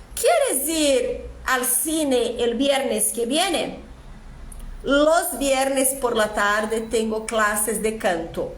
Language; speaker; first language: Spanish; non-native, fluent; Portuguese